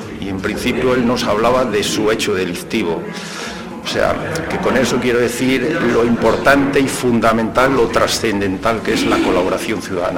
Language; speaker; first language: Spanish; native; Spanish